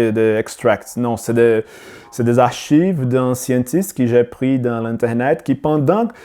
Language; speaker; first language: French; non-native, learner; Portuguese